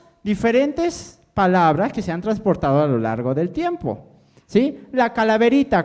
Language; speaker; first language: Spanish; native; Spanish